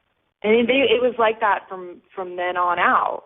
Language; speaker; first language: English; native; English